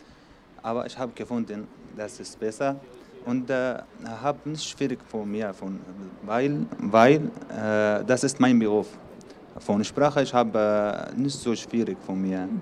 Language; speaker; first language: German; non-native, learner; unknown